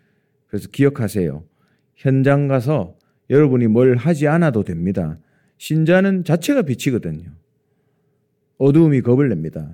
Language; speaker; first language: Korean; native; Korean